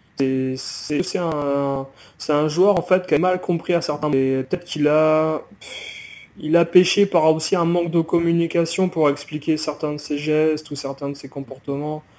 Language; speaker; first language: French; native; French